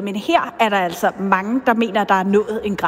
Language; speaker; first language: Danish; native; Danish